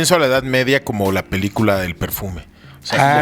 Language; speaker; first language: Spanish; native; Spanish